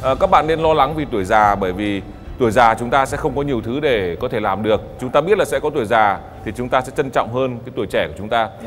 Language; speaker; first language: Vietnamese; native; Vietnamese